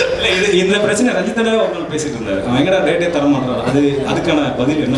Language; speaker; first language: Tamil; native; Tamil